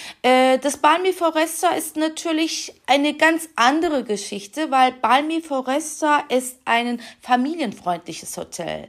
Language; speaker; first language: German; non-native, fluent; Turkish